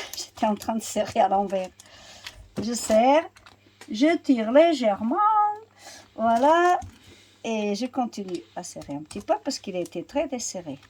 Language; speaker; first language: French; non-native, fluent; Portuguese